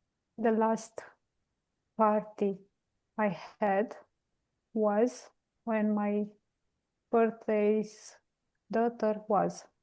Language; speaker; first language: English; non-native, learner; Romanian